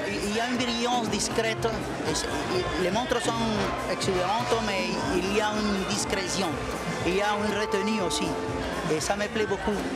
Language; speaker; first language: French; non-native, fluent; Spanish